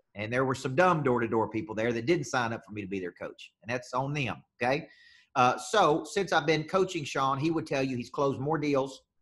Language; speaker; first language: English; native; English